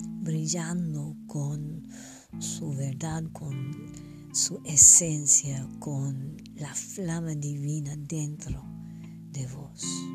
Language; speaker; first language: Spanish; non-native, fluent; French